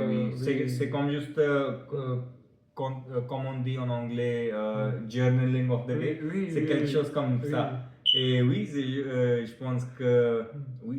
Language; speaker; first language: French; non-native, fluent; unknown